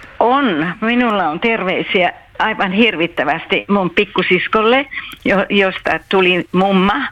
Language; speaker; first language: Finnish; native; Finnish